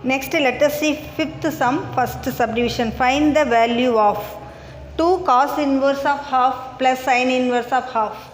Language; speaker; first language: English; non-native, local second language; Tamil